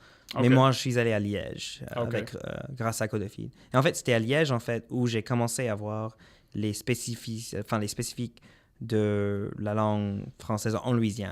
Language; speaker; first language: French; non-native, local second language; English